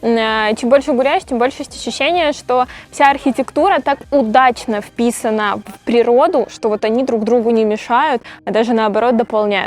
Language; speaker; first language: Russian; native; Russian